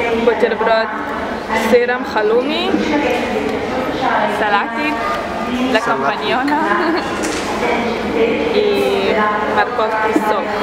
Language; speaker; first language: Russian; early bilingual, heritage; Russian